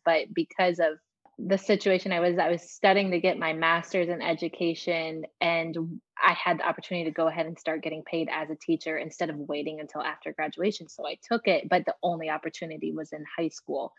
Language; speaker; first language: English; native; English